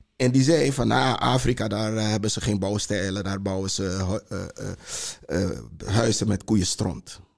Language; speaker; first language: Dutch; non-native, local second language; Sranan Tongo